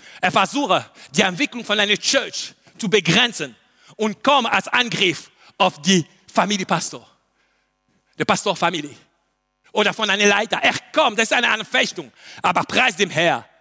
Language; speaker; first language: German; non-native, learner; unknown